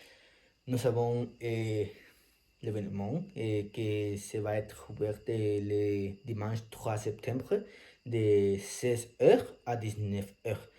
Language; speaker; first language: French; non-native, learner; Spanish